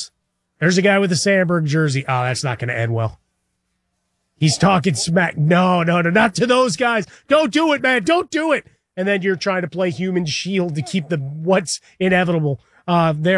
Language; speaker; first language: English; native; English